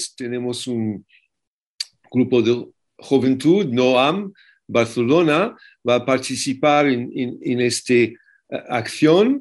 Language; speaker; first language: Spanish; non-native, fluent; English